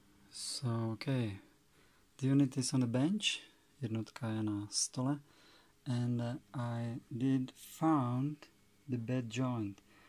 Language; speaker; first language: English; non-native, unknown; Czech